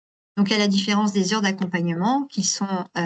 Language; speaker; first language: French; native; French